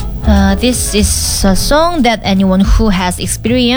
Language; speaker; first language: English; non-native, learner; Korean